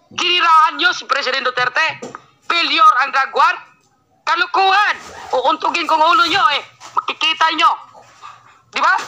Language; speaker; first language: Filipino; non-native, local second language; Cebuano